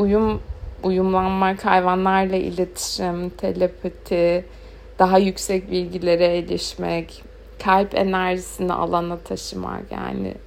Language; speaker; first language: Turkish; native; Turkish